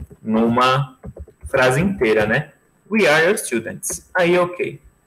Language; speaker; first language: English; non-native, fluent; Portuguese